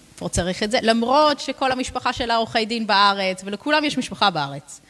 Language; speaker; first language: Hebrew; non-native, fluent; English